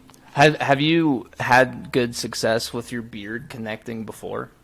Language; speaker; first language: English; native; English